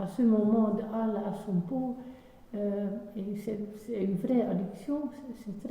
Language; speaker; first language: French; non-native, learner; Dutch